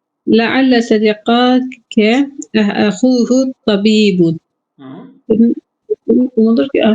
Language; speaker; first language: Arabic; non-native, learner; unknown